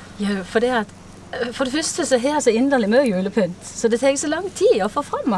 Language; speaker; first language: Norwegian; native; Norwegian